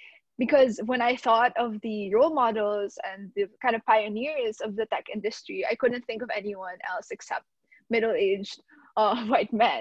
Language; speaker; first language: English; non-native, local second language; Filipino